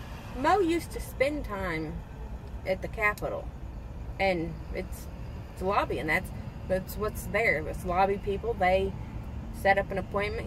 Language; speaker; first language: English; native; English